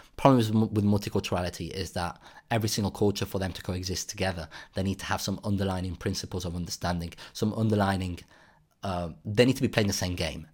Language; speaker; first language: English; native; English